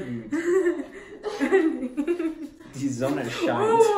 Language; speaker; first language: German; non-native, learner; English